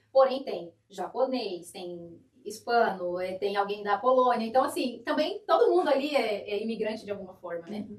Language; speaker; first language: Portuguese; native; Portuguese